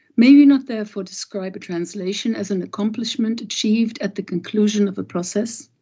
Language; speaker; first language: English; non-native, fluent; German